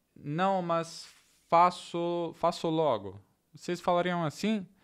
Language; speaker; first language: Portuguese; non-native, fluent; Italian